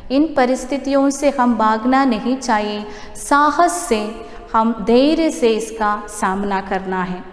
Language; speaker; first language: Hindi; non-native, local second language; Malayalam